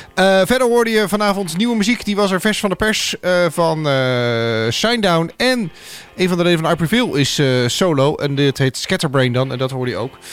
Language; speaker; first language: Dutch; native; Dutch